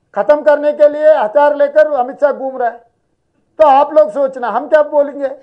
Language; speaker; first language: Hindi; non-native, local second language; Telugu